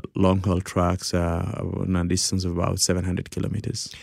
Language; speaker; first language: English; early bilingual, other home language; Somali